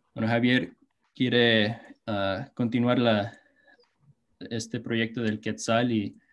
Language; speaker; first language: Spanish; non-native, fluent; English